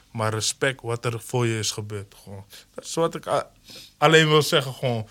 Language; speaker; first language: Dutch; early bilingual, other home language; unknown